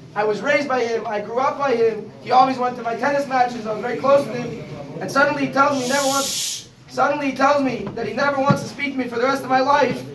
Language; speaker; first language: English; native; English